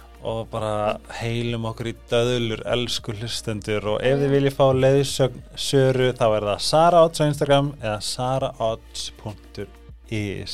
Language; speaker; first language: Icelandic; native; Icelandic